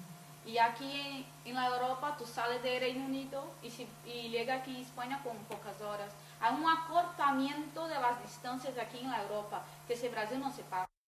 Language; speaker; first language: Spanish; non-native, fluent; Portuguese